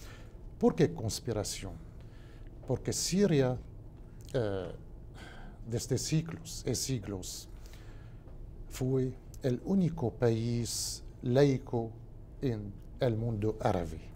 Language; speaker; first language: Portuguese; non-native, learner; Spanish